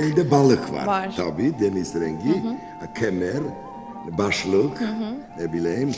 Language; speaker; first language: Turkish; non-native, learner; Georgian